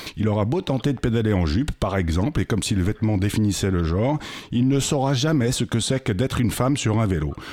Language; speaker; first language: French; native; French